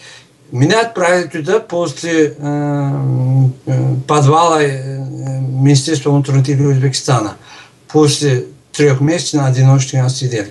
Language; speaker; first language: Russian; non-native, local second language; Uzbek